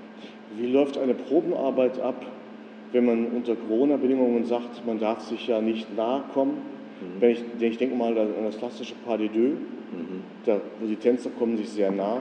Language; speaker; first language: German; native; German